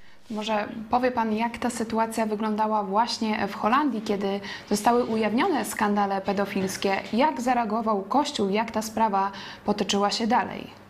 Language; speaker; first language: Polish; native; Polish